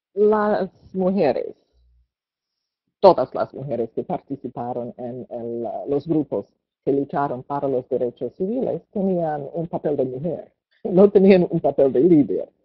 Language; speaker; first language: Spanish; non-native, fluent; English